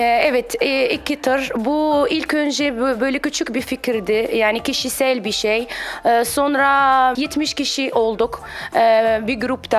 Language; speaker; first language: Turkish; non-native, fluent; Arabic